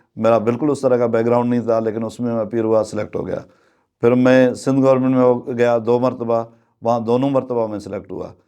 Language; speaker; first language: Urdu; non-native, local second language; Sindhi